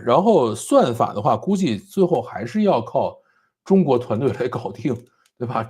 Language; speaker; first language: Chinese; native; Chinese